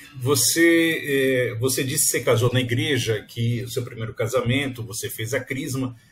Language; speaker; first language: Portuguese; native; Portuguese